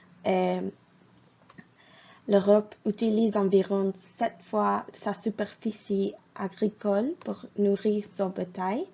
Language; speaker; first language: French; non-native, fluent; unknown